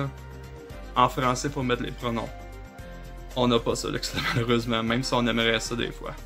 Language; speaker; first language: French; native; French